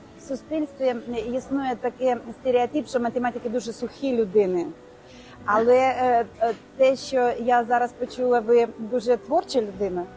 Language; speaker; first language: Ukrainian; non-native, local second language; Russian